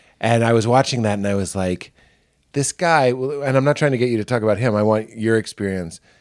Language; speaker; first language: English; native; English